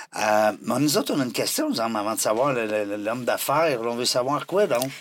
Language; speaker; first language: French; native; French